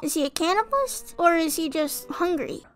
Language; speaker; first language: English; native; English